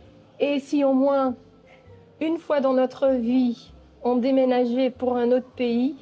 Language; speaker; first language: French; non-native, local second language; Dutch